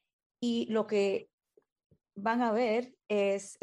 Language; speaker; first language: Spanish; early bilingual, heritage; Spanish